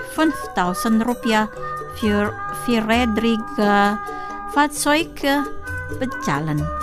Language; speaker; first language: German; non-native, fluent; Indonesian